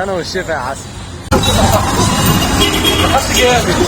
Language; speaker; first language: Arabic; native; Arabic